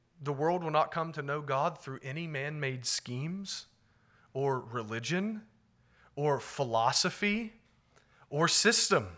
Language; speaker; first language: English; native; English